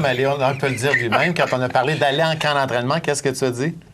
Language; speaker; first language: French; native; French